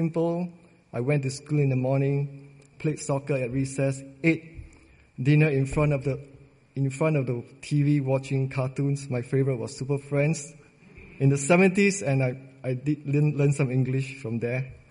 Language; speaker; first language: English; non-native, local second language; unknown